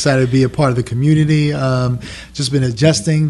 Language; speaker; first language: English; early bilingual, other home language; French